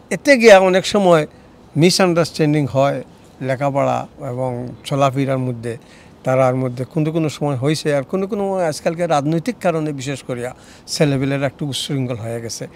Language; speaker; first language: Bangla; native; Bangla